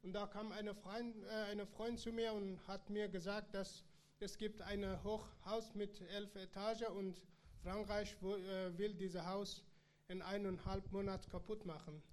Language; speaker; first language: German; non-native, learner; Persian